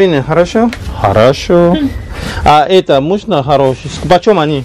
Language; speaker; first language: Russian; non-native, learner; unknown